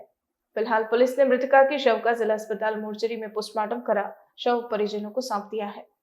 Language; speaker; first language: Hindi; native; Hindi